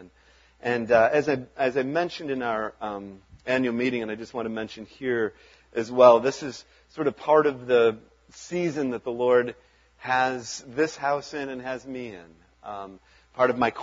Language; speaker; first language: English; native; English